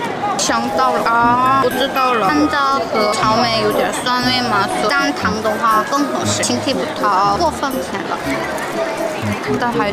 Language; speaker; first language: Chinese; non-native, learner; Korean